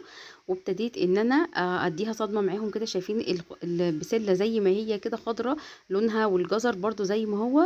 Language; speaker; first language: Arabic; native; Arabic